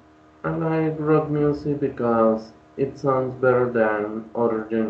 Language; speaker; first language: English; non-native, learner; Spanish